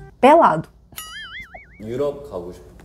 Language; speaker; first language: Portuguese; native; Portuguese